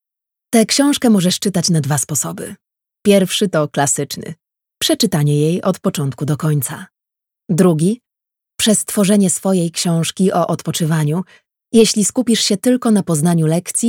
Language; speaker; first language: Polish; native; Polish